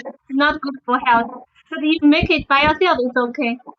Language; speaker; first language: English; non-native, fluent; Chinese